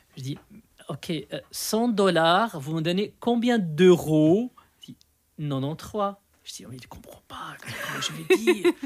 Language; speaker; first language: French; non-native, fluent; Arabic